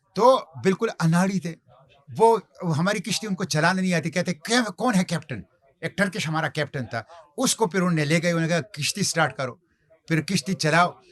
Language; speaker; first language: Urdu; non-native, local second language; Pashto